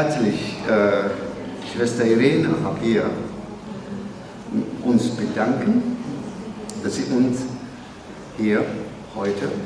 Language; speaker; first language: German; non-native, learner; Somali